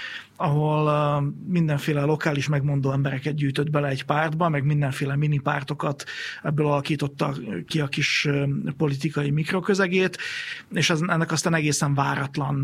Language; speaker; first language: Hungarian; native; Hungarian